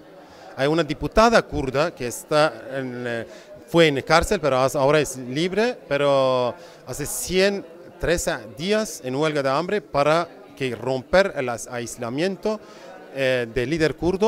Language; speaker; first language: Spanish; non-native, fluent; Kurdish